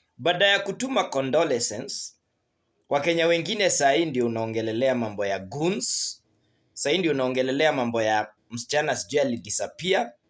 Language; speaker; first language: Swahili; native; Swahili